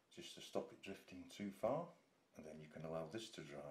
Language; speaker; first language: English; native; English